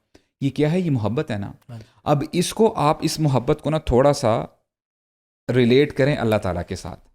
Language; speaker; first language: Urdu; native; Urdu